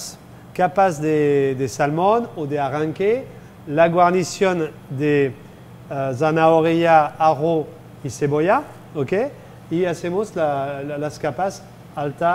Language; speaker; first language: Spanish; non-native, fluent; French